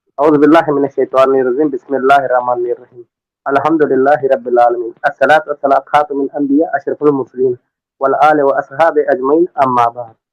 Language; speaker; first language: Hindi; non-native, local second language; Urdu